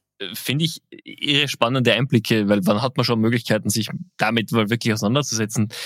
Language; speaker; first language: German; native; German